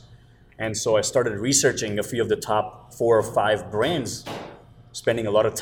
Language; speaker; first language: English; non-native, local second language; Gujarati